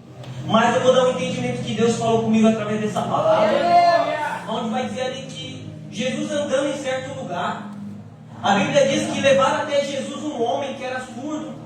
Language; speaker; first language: Portuguese; native; Portuguese